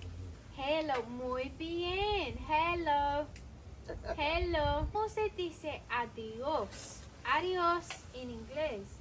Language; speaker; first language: Spanish; non-native, learner; English